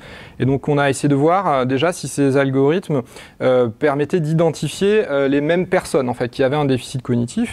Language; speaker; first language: French; native; French